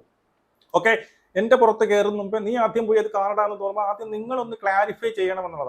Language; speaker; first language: Malayalam; native; Malayalam